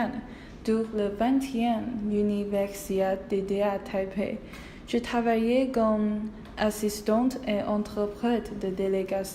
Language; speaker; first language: French; non-native, learner; Chinese